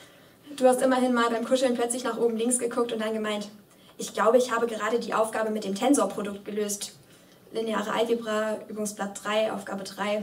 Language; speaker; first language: German; native; German